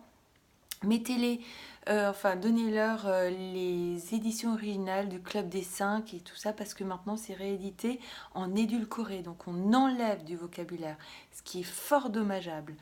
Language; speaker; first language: French; native; French